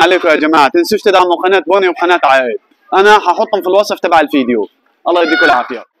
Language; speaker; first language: Arabic; native; Arabic